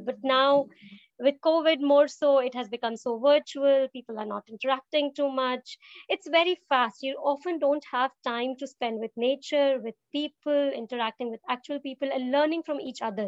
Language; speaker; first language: English; non-native, local second language; Hindi